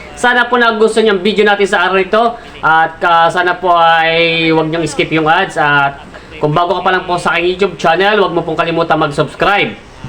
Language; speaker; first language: Filipino; native; Filipino